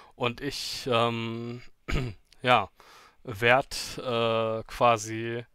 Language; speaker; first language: German; native; German